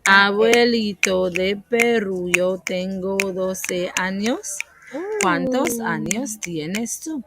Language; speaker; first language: Spanish; non-native, fluent; English